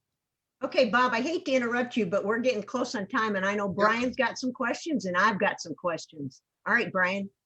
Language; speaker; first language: English; native; English